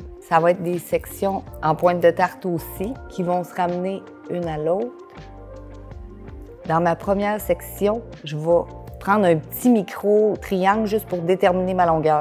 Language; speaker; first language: French; native; French